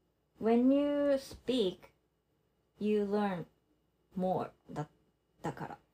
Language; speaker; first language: English; non-native, fluent; Japanese